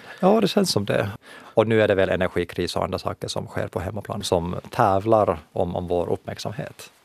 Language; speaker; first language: Swedish; non-native, local second language; Finnish